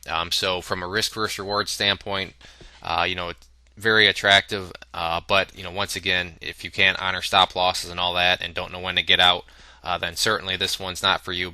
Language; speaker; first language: English; native; English